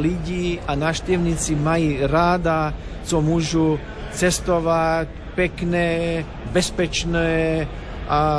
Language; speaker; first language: Slovak; non-native, learner; Croatian